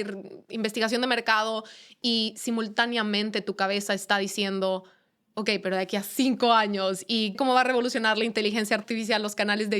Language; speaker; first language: Spanish; native; Spanish